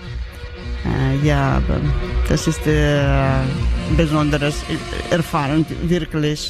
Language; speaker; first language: German; non-native, learner; Georgian